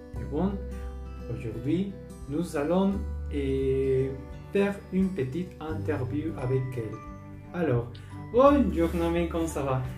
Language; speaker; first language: French; non-native, learner; Spanish